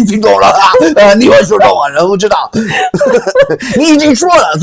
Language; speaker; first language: Chinese; non-native, learner; English